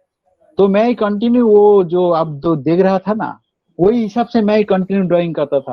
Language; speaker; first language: Hindi; non-native, local second language; Bangla